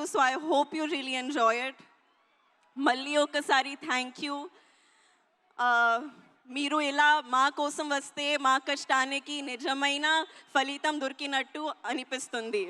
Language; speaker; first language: Telugu; non-native, learner; Hindi